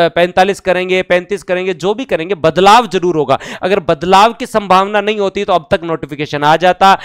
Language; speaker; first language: Hindi; native; Hindi